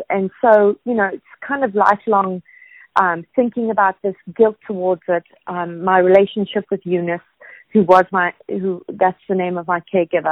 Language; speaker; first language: English; native; English